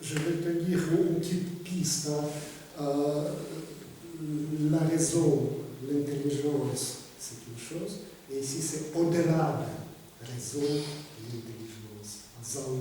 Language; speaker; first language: French; non-native, fluent; Russian